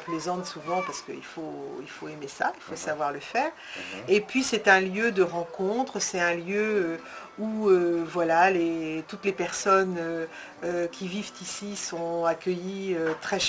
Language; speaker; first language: French; native; French